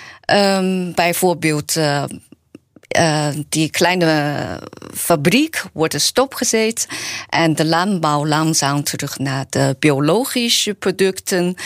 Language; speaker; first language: Dutch; non-native, learner; Chinese